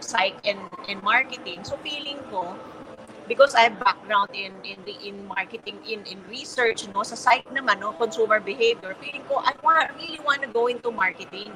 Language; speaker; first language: English; non-native, local second language; Filipino